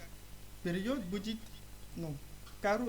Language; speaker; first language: Russian; non-native, learner; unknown